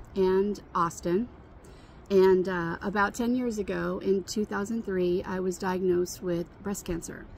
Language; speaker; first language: English; native; English